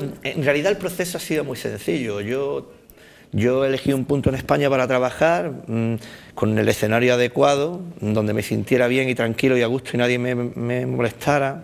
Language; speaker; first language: Spanish; native; Spanish